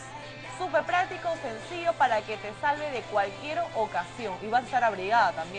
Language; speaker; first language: Spanish; native; Spanish